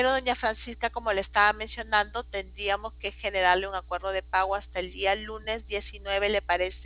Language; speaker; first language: Spanish; native; Spanish